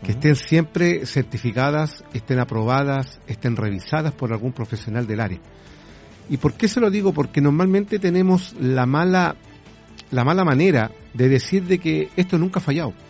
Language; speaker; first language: Spanish; native; Spanish